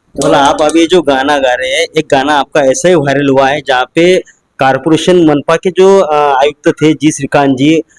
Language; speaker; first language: Hindi; non-native, local second language; Marathi